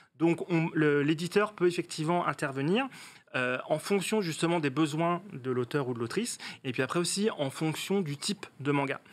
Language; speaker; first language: French; native; French